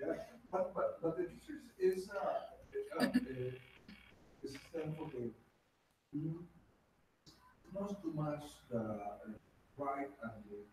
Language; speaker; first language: English; non-native, learner; Spanish